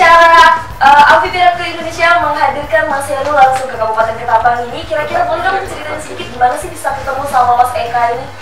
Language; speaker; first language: Indonesian; native; Indonesian